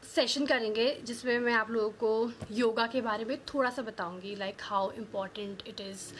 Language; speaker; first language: Hindi; native; Hindi